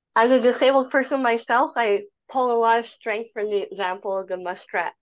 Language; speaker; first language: English; native; English